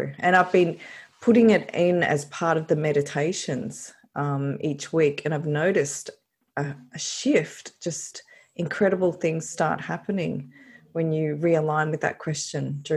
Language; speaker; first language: English; native; English